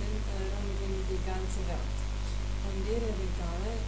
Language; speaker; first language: German; non-native, learner; Serbian